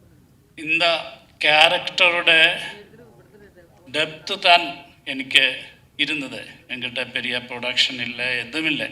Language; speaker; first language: Tamil; non-native, learner; Malayalam